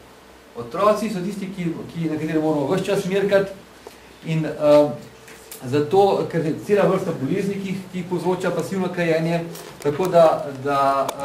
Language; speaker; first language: Slovenian; native; Slovenian